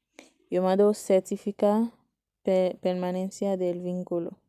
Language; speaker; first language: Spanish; non-native, learner; Haitian Creole